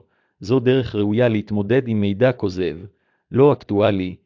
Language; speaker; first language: Hebrew; native; Hebrew